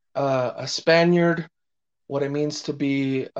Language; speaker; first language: English; non-native, fluent; Spanish